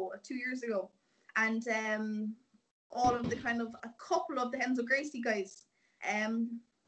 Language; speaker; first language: English; native; English